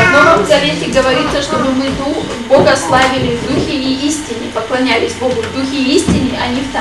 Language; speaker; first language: Russian; native; Russian